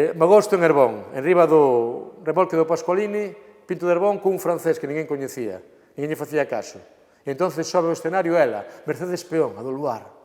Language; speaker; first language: Galician; native; Galician